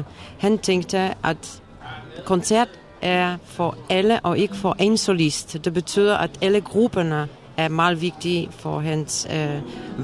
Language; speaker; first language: Danish; non-native, fluent; Polish